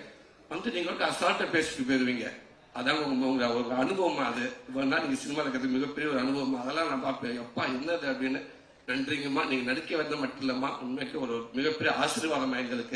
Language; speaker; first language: Tamil; native; Tamil